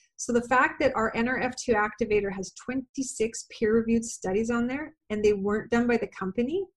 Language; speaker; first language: English; native; English